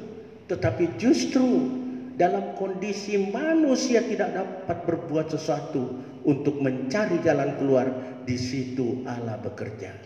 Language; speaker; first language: Malay; native; Malay